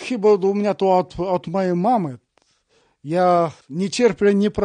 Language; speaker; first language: Polish; non-native, learner; Russian